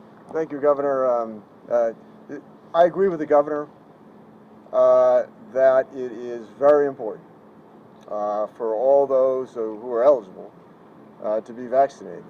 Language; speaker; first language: English; native; English